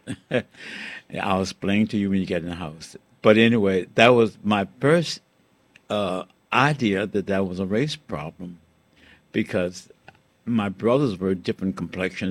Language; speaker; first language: English; native; English